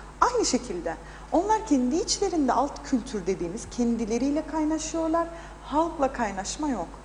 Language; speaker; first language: Turkish; native; Turkish